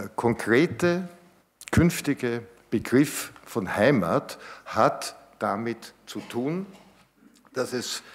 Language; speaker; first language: German; native; German